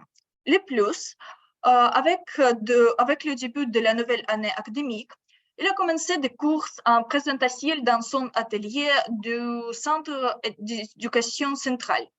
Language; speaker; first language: French; non-native, learner; Ukrainian